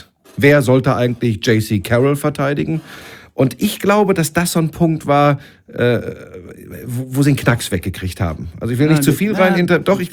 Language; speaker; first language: German; native; German